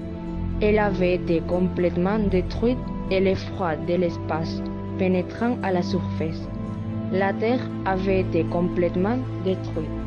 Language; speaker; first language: French; non-native, learner; Spanish